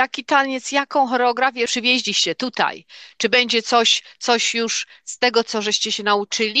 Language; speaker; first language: Polish; native; Polish